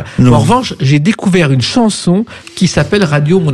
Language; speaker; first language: French; native; French